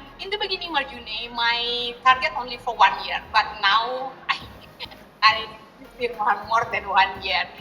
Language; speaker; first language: English; non-native, learner; Indonesian